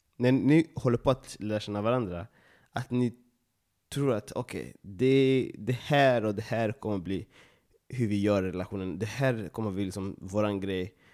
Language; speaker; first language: Swedish; non-native, fluent; Lingala